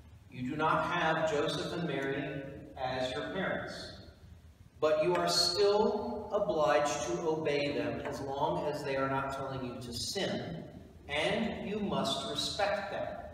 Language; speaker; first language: English; native; English